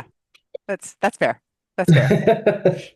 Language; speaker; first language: English; native; English